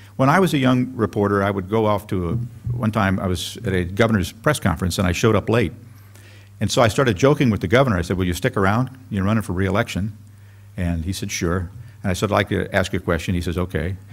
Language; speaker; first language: English; native; English